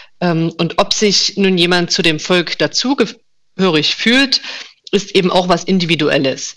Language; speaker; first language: German; non-native, local second language; Upper Sorbian